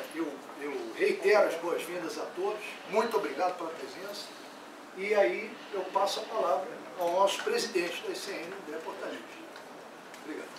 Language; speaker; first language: Portuguese; native; Portuguese